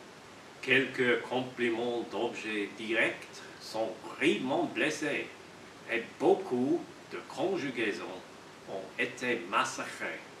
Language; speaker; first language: French; non-native, learner; English